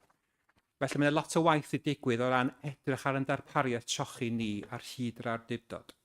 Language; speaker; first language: Welsh; native; Welsh